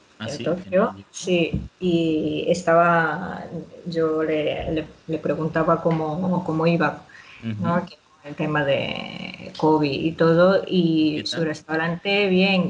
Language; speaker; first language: Spanish; non-native, fluent; Japanese